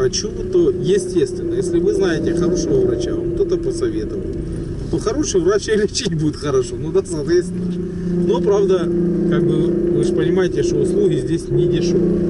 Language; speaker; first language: Russian; native; Russian